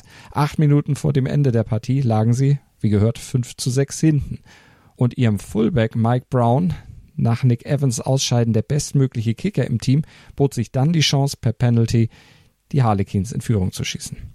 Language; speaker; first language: German; native; German